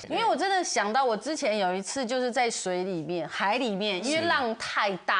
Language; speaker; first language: Chinese; native; Chinese